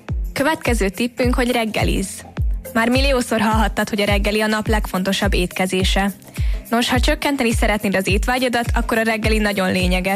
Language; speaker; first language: Hungarian; native; Hungarian